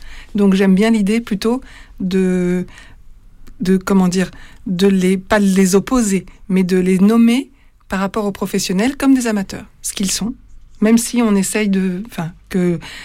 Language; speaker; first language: French; native; French